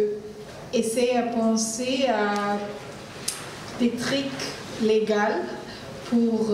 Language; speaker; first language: French; non-native, learner; Arabic